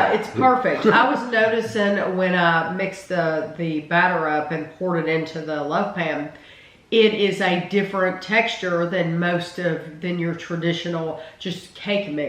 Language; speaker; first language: English; native; English